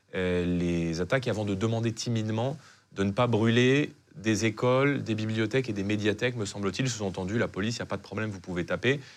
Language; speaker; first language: French; native; French